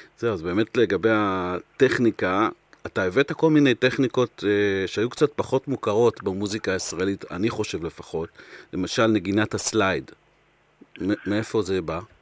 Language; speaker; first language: Hebrew; native; Hebrew